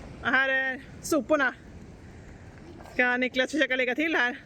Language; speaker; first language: Swedish; native; Swedish